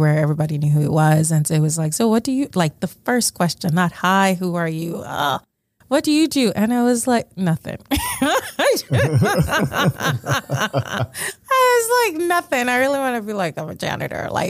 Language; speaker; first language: English; early bilingual, other home language; Yoruba